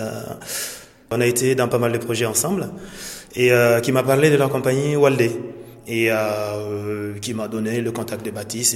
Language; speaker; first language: French; non-native, local second language; Mossi